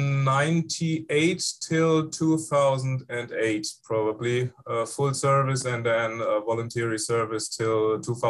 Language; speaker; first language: English; non-native, fluent; German